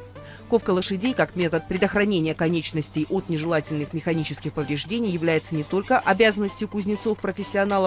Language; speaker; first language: Russian; native; Russian